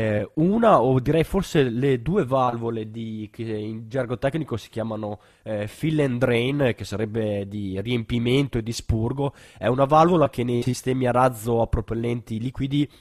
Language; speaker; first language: Italian; native; Italian